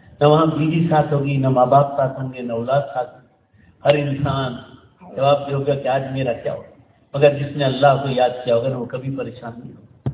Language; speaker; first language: Urdu; non-native, local second language; Gujarati